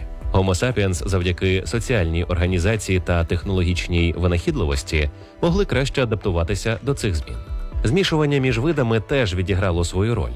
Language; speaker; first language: Ukrainian; native; Ukrainian